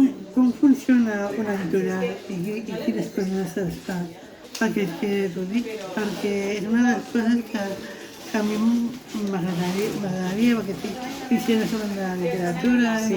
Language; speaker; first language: Catalan; non-native, local second language; Spanish